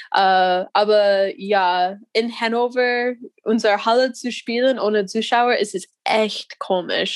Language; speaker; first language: German; non-native, learner; English